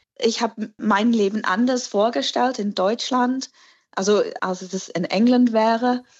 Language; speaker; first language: German; non-native, fluent; English